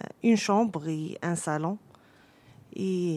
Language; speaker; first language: French; non-native, learner; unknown